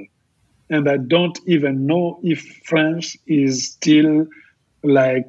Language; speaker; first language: English; non-native, fluent; French